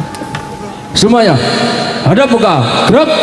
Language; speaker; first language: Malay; non-native, local second language; Javanese